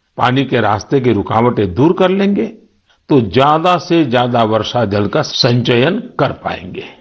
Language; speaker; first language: Hindi; non-native, local second language; Gujarati